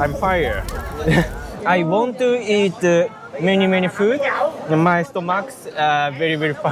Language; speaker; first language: English; non-native, learner; Japanese